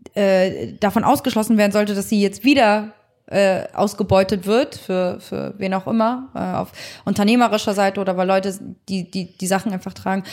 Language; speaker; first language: German; native; German